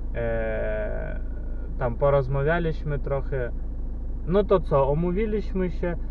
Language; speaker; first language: Polish; non-native, fluent; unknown